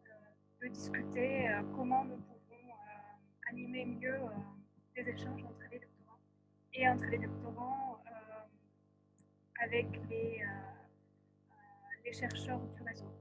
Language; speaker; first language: French; non-native, fluent; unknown